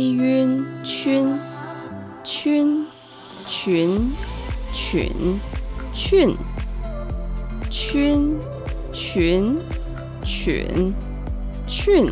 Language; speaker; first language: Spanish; non-native, fluent; Chinese